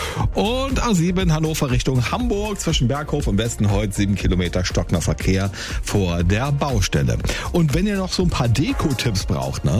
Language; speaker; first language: German; native; German